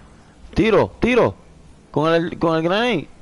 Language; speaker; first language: Spanish; native; Spanish